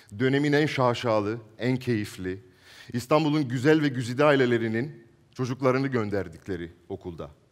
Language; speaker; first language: Turkish; non-native, local second language; Italian